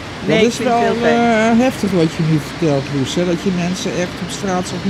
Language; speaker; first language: Dutch; native; Dutch